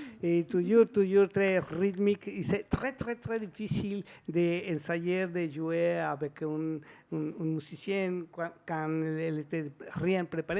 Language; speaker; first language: French; non-native, fluent; Spanish